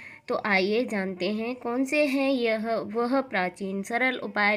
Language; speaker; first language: Hindi; native; Hindi